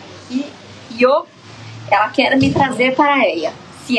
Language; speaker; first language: Spanish; non-native, learner; Portuguese